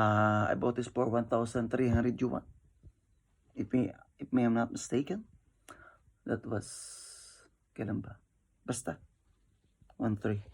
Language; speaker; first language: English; non-native, local second language; Filipino